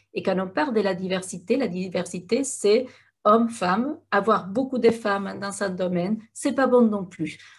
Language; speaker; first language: French; non-native, fluent; Spanish